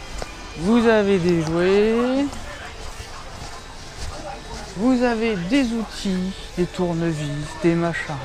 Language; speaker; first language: French; native; French